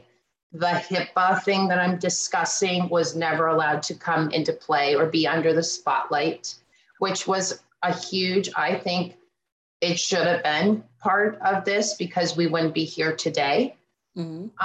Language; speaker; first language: English; native; English